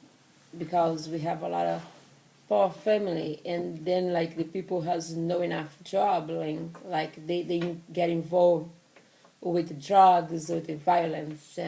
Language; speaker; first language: English; non-native, learner; Portuguese